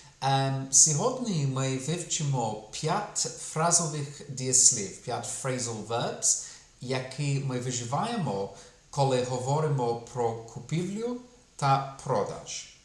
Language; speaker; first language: Ukrainian; non-native, fluent; English